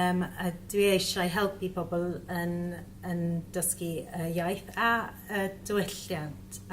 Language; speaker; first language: Welsh; non-native, learner; English